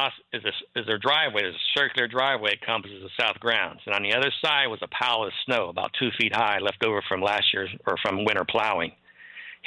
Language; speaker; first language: English; native; English